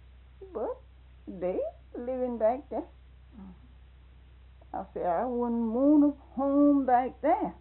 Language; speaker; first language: English; native; English